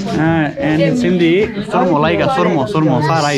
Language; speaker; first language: English; non-native, learner; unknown